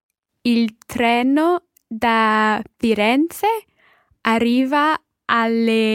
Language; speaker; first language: Italian; non-native, learner; English